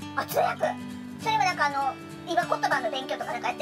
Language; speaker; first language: Japanese; native; Japanese